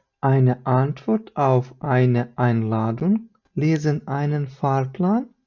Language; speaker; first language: German; non-native, fluent; Ukrainian